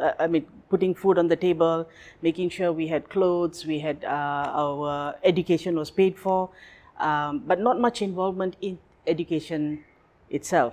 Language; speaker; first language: English; non-native, local second language; Tamil